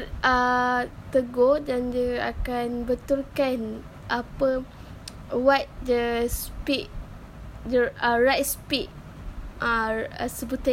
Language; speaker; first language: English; non-native, learner; Malay